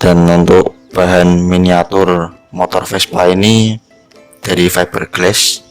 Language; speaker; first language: Indonesian; native; Indonesian